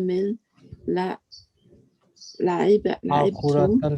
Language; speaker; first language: Arabic; non-native, learner; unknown